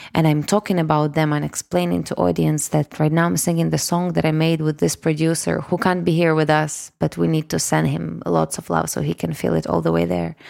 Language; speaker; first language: English; non-native, fluent; Russian